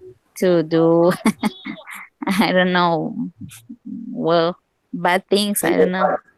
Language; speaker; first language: English; non-native, learner; Spanish